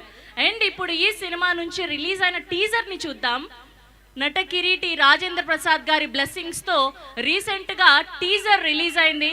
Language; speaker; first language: Telugu; native; Telugu